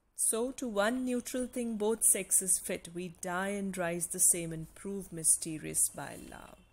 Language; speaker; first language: English; non-native, local second language; Punjabi